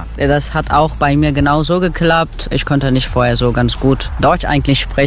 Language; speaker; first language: German; non-native, learner; Turkish